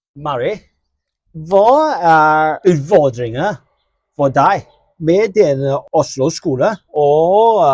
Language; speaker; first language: Norwegian; non-native, learner; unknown